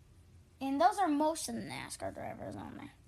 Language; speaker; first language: English; native; English